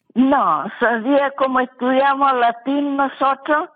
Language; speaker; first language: Spanish; non-native, fluent; Russian